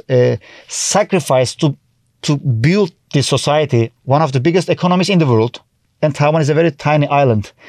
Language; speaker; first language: English; non-native, fluent; Turkish